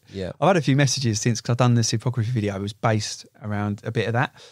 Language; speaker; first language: English; native; English